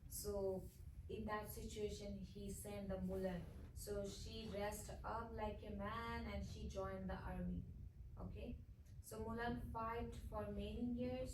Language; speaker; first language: English; non-native, fluent; Bangla